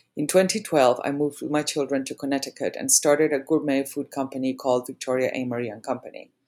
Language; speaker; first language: English; non-native, fluent; Spanish